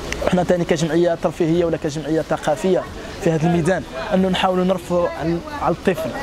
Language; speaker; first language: Arabic; native; Arabic